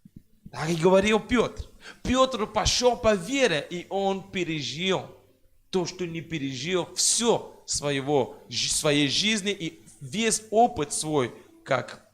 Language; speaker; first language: Russian; non-native, fluent; French